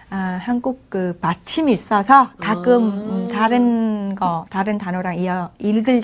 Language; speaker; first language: Korean; non-native, fluent; Vietnamese